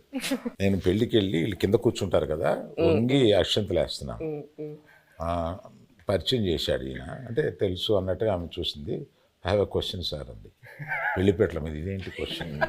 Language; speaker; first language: Telugu; native; Telugu